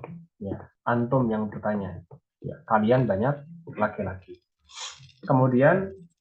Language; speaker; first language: Indonesian; native; Indonesian